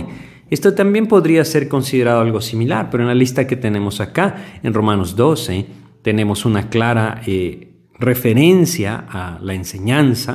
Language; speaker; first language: Spanish; native; Spanish